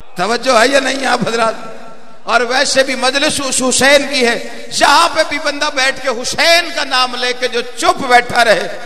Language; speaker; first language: Urdu; non-native, local second language; Punjabi